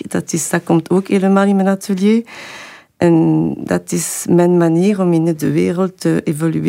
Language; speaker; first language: Dutch; non-native, local second language; French